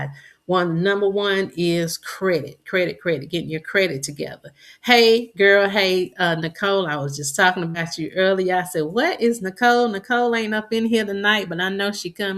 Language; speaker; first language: English; native; English